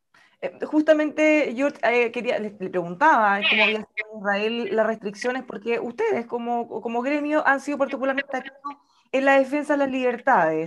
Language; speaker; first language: Spanish; native; Spanish